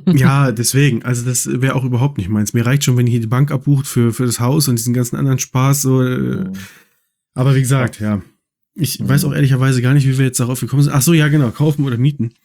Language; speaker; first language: German; native; German